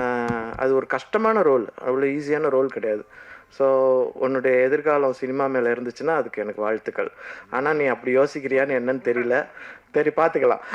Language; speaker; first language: Tamil; native; Tamil